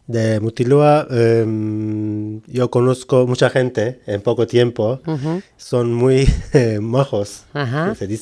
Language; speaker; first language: Spanish; non-native, learner; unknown